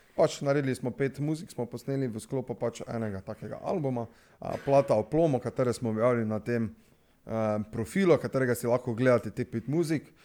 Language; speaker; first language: Slovenian; non-native, local second language; Serbian